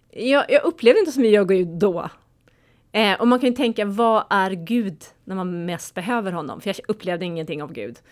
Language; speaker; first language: Swedish; native; Swedish